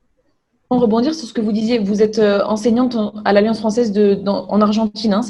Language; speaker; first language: French; native; French